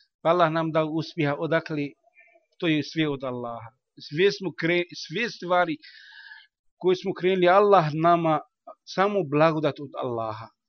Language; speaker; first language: Bosnian; non-native, learner; Arabic